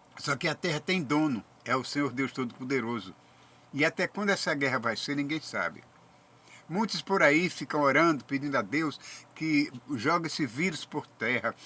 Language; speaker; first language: Portuguese; native; Portuguese